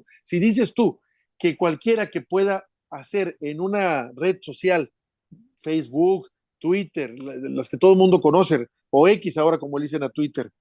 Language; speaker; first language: Spanish; native; Spanish